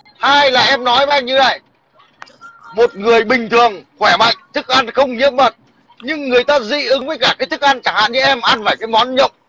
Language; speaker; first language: Vietnamese; native; Vietnamese